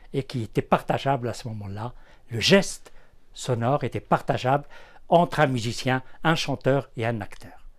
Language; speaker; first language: French; non-native, local second language; Arabic